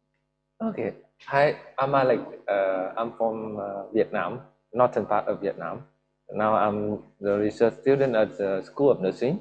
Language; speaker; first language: English; non-native, learner; Vietnamese